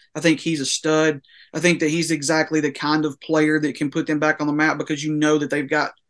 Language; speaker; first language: English; native; English